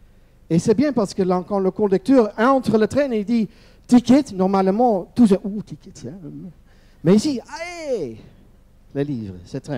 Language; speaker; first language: French; non-native, learner; Dutch